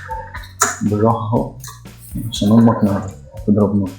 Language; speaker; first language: Arabic; native; Arabic